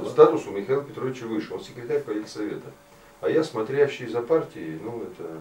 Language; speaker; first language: Russian; native; Russian